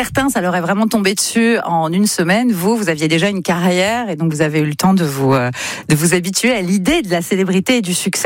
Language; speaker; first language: French; native; French